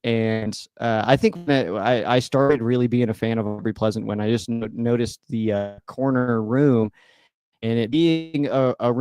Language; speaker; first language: English; native; English